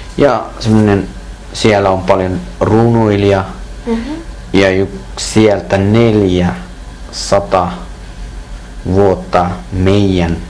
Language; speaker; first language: Finnish; non-native, learner; Persian